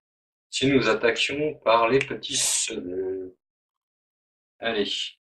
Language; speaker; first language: French; native; French